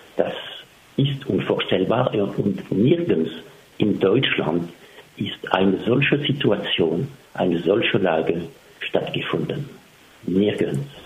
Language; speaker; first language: German; non-native, fluent; French